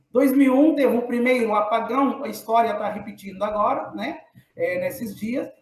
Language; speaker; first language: Portuguese; non-native, local second language; Kabuverdianu